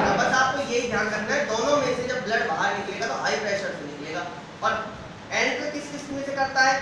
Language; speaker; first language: Hindi; native; Hindi